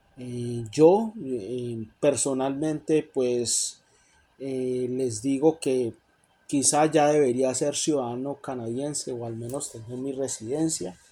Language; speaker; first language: Spanish; native; Spanish